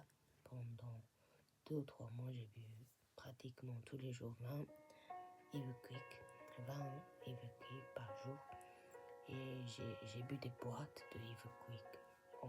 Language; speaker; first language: French; non-native, fluent; Japanese